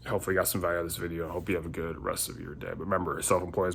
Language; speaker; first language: English; native; English